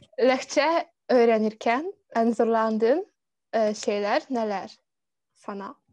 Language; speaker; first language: Turkish; non-native, learner; Polish